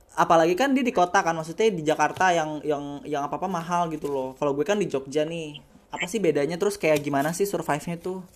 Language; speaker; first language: Indonesian; native; Indonesian